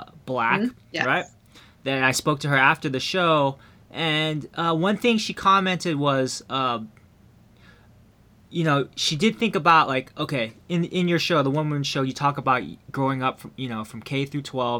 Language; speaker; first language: English; early bilingual, other home language; Min Nan Chinese